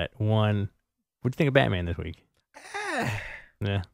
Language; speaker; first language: English; native; English